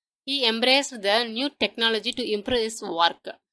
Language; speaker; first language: English; non-native, local second language; Tamil